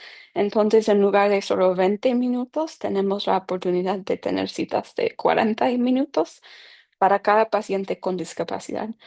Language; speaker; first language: Spanish; non-native, fluent; English